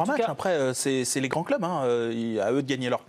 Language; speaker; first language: French; native; French